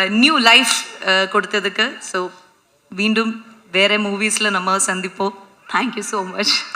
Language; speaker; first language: Tamil; non-native, fluent; Malayalam